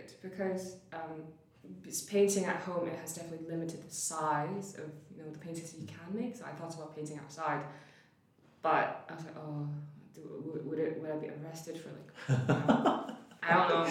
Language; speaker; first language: English; non-native, local second language; Cantonese